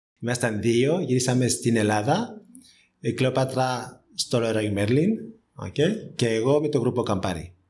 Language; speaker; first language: Greek; non-native, fluent; French